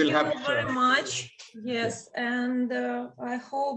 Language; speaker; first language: English; non-native, fluent; Ukrainian